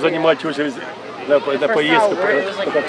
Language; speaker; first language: Russian; native; Russian